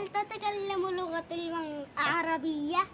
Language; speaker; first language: Arabic; non-native, learner; Bangla